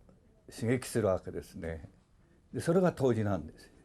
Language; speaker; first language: Japanese; native; Japanese